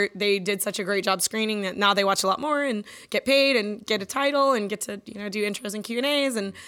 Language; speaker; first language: English; native; English